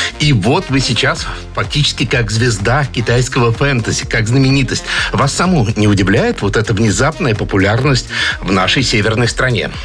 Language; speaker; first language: Russian; native; Russian